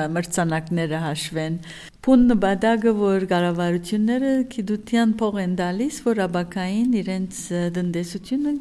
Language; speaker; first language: Armenian; early bilingual, heritage; Armenian